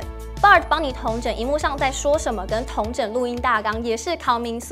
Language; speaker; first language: Chinese; native; Chinese